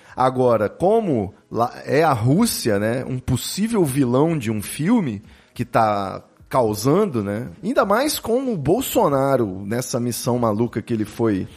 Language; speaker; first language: Portuguese; native; Portuguese